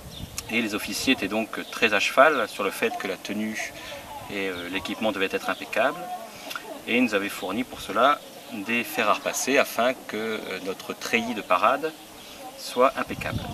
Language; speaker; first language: French; native; French